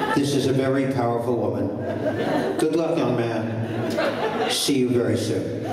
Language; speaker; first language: English; native; English